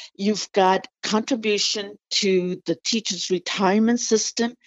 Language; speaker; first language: English; non-native, fluent; Spanish